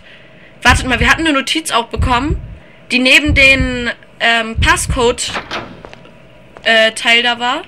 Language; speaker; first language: German; native; German